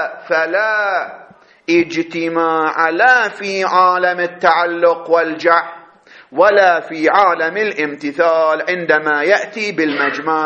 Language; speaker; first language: Arabic; native; Arabic